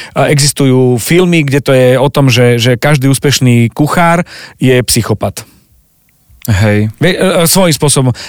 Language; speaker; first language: Slovak; native; Slovak